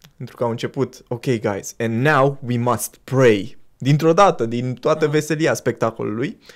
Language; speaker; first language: Romanian; native; Romanian